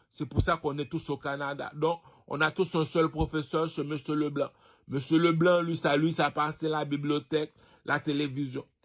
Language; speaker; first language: French; non-native, local second language; Haitian Creole